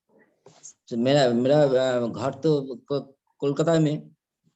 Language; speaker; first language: Hindi; non-native, local second language; Bangla